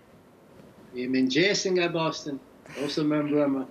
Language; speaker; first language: Albanian; early bilingual, heritage; English